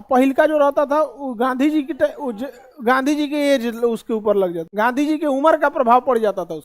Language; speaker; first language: Hindi; native; Hindi